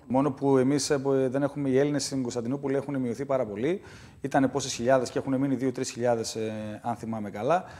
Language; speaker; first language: Greek; native; Greek